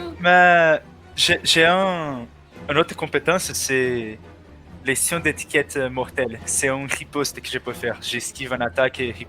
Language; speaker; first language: French; non-native, learner; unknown